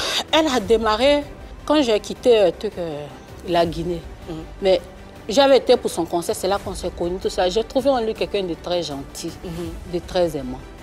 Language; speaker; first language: French; non-native, local second language; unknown